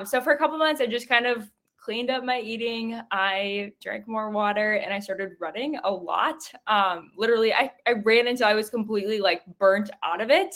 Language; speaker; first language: English; native; English